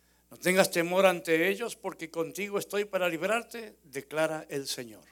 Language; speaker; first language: Spanish; native; Spanish